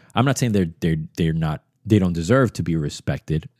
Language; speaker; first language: English; early bilingual, other home language; Spanish